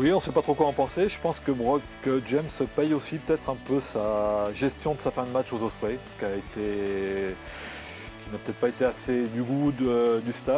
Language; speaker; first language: French; native; French